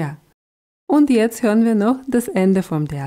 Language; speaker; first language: German; non-native, fluent; Russian